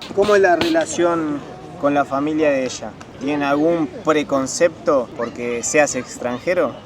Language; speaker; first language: Spanish; native; Spanish